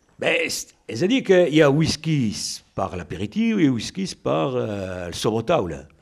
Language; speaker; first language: Catalan; non-native, local second language; French